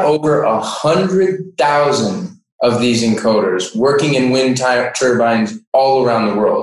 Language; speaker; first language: English; native; English